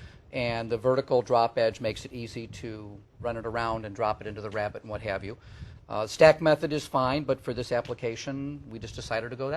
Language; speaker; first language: English; native; English